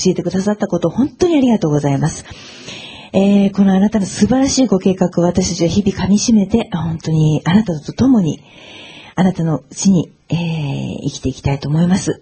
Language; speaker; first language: Japanese; native; Japanese